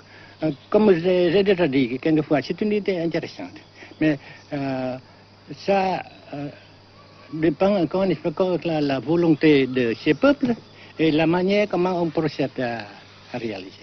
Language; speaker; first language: French; non-native, fluent; Vietnamese